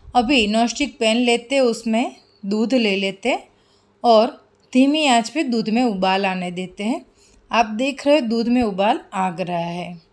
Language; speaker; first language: Hindi; non-native, local second language; Gujarati